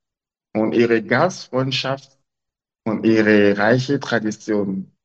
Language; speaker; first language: German; non-native, learner; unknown